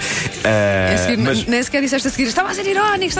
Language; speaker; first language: Portuguese; native; Portuguese